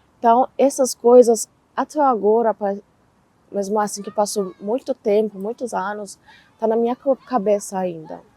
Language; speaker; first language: Portuguese; non-native, fluent; Persian